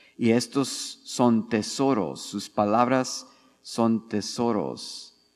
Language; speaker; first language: Spanish; non-native, fluent; English